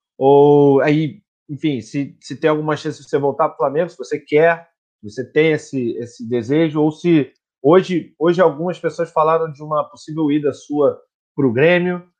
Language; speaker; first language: Portuguese; native; Portuguese